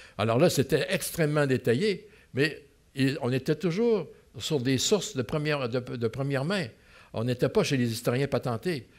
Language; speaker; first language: French; native; French